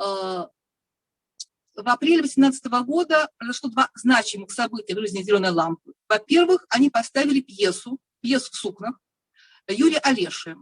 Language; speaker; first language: Russian; native; Russian